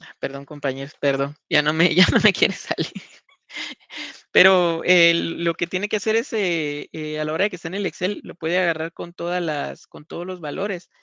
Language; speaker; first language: Spanish; native; Spanish